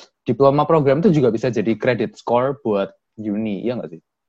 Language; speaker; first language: Indonesian; native; Indonesian